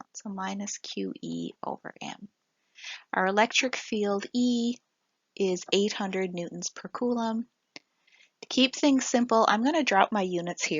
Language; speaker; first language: English; native; English